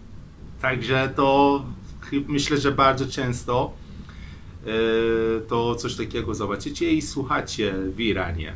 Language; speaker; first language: Polish; non-native, fluent; Persian